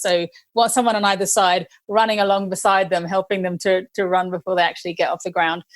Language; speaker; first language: English; native; English